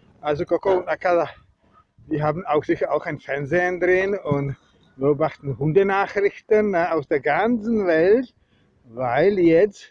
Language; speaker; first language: German; non-native, fluent; Czech